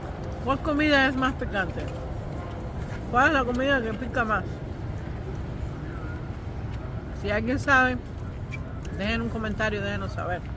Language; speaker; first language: Spanish; non-native, learner; English